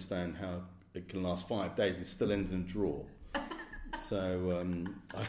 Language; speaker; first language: English; native; English